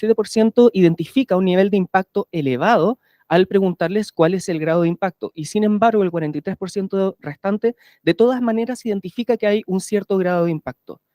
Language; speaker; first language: Spanish; native; Spanish